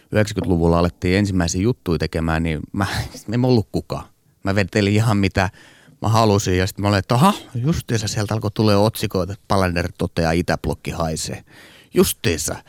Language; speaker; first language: Finnish; native; Finnish